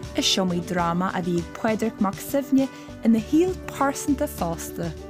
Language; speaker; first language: Irish; native; Irish